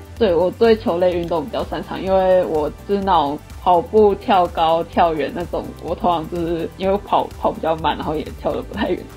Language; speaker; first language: Chinese; native; Chinese